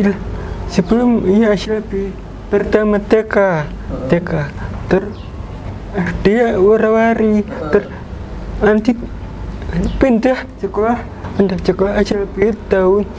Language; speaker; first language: Indonesian; non-native, local second language; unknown